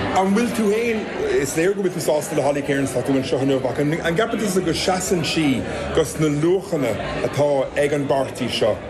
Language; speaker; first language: Irish; native; Irish